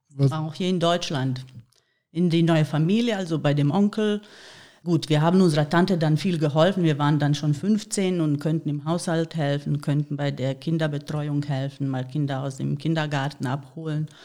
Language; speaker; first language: German; non-native, fluent; Bosnian